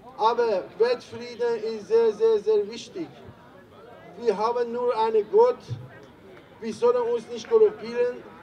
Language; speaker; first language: German; non-native, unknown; Persian